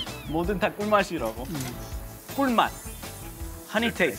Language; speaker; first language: Korean; non-native, fluent; English